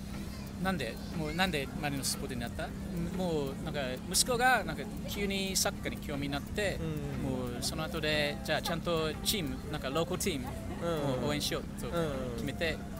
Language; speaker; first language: Japanese; non-native, fluent; English